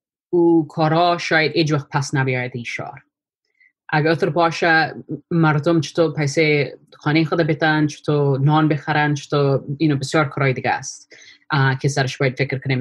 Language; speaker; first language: Persian; early bilingual, heritage; Persian